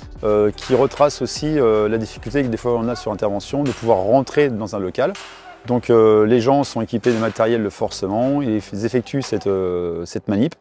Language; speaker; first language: French; native; French